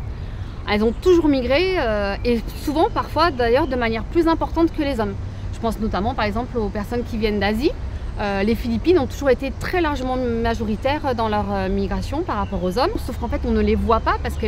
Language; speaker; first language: French; native; French